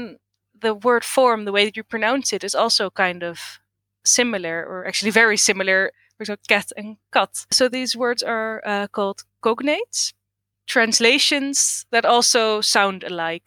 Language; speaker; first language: English; non-native, fluent; Dutch